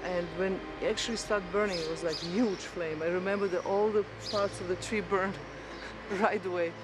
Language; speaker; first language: English; non-native, fluent; Serbian